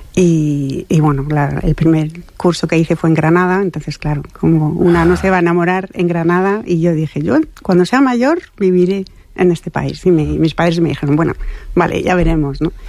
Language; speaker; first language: Spanish; non-native, fluent; French